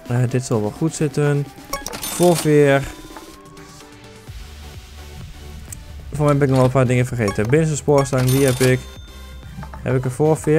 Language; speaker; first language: Dutch; native; Dutch